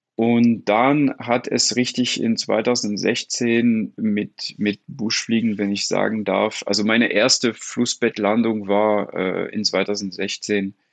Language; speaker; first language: German; non-native, fluent; French